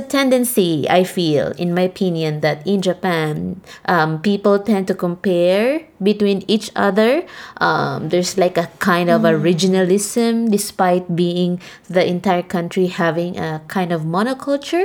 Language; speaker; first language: English; non-native, local second language; Cebuano